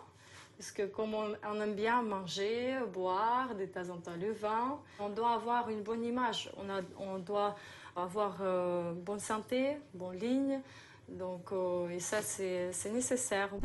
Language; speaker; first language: French; non-native, fluent; Russian